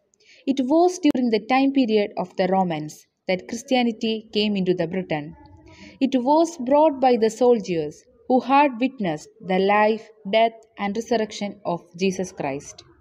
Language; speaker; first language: English; non-native, local second language; Malayalam